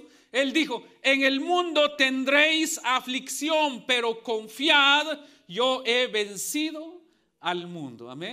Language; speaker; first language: Spanish; native; Spanish